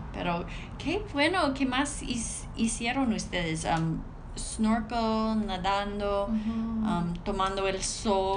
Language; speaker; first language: Spanish; non-native, learner; English